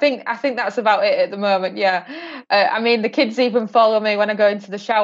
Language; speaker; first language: English; native; English